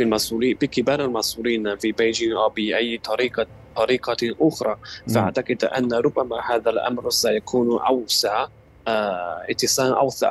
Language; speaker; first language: Arabic; non-native, fluent; Chinese